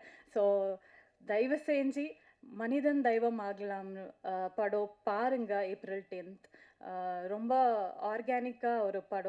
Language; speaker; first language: Tamil; non-native, learner; Kannada